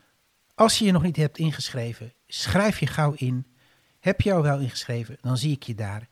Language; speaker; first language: Dutch; native; Dutch